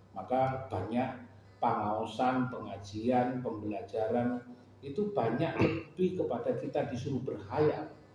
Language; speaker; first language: Indonesian; non-native, local second language; Madurese